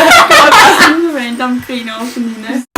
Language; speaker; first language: Danish; native; Danish